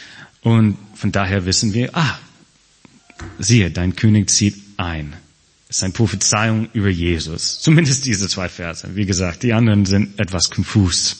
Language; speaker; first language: German; non-native, fluent; English